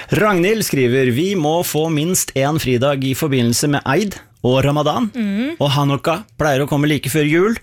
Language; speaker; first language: Norwegian; native; Norwegian